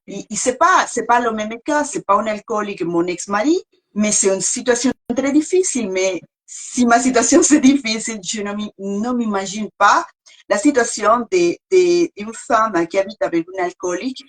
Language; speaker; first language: French; non-native, learner; Spanish